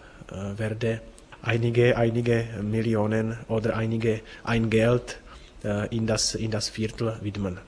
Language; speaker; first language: German; non-native, learner; Czech